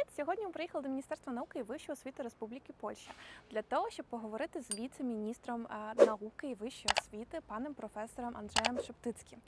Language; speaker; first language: Ukrainian; native; Ukrainian